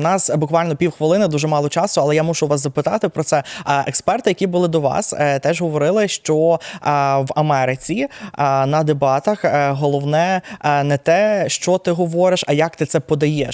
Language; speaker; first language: Ukrainian; native; Ukrainian